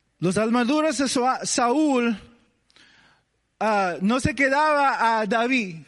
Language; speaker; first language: Spanish; early bilingual, heritage; English